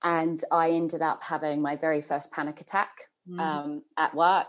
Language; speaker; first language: English; native; English